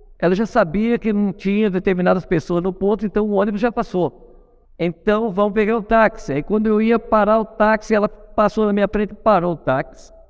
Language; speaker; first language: Portuguese; native; Portuguese